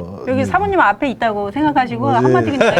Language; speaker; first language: Korean; native; Korean